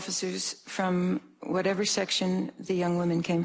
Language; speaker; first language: English; native; English